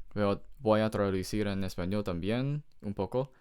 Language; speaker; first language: Spanish; non-native, learner; English